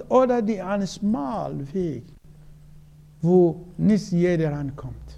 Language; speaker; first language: German; non-native, learner; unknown